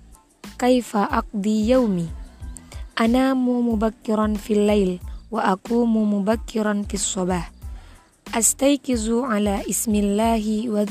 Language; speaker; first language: Arabic; non-native, learner; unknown